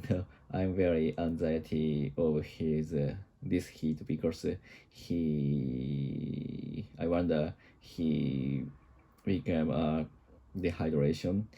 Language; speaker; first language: English; non-native, learner; Japanese